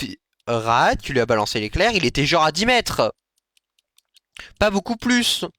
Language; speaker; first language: French; native; French